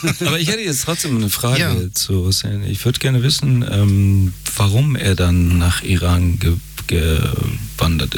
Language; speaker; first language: German; early bilingual, other home language; Persian